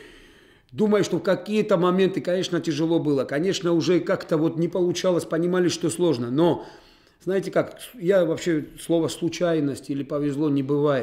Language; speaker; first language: Russian; native; Russian